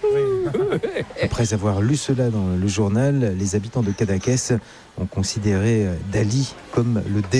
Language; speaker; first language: French; native; French